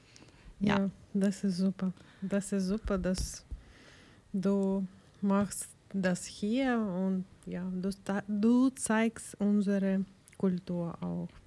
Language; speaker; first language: German; non-native, learner; Ukrainian